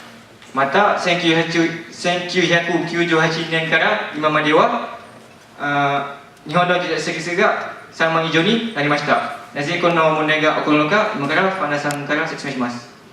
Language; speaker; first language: Japanese; non-native, learner; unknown